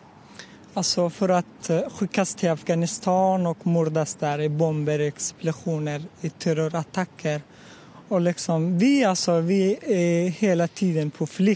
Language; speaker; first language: Swedish; non-native, learner; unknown